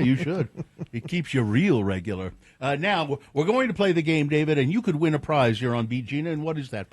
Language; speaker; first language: English; native; English